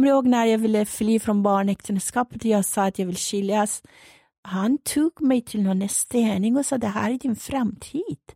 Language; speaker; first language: Swedish; non-native, fluent; Persian